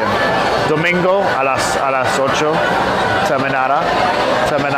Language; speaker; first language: Spanish; non-native, learner; English